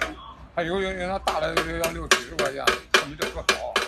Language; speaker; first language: Chinese; native; Chinese